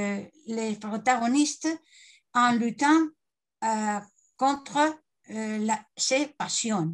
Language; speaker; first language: French; non-native, learner; Spanish